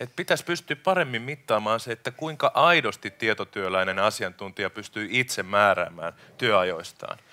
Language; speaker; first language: Finnish; native; Finnish